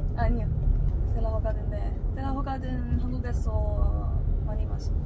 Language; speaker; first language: Korean; non-native, learner; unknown